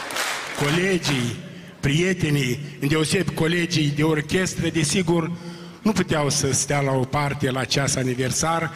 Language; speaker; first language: Romanian; native; Romanian